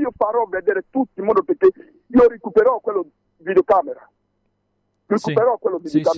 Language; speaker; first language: Italian; non-native, fluent; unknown